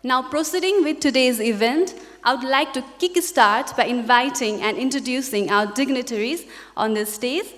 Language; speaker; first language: English; non-native, local second language; Nepali